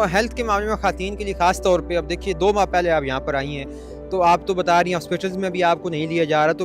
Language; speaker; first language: Urdu; native; Urdu